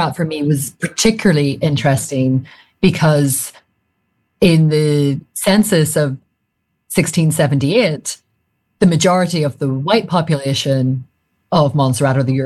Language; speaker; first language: English; native; English